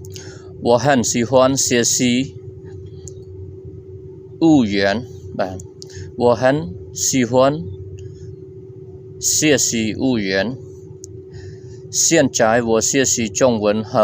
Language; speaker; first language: Chinese; non-native, fluent; Khmer